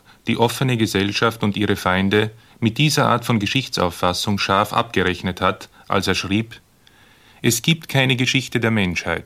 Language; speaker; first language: German; native; German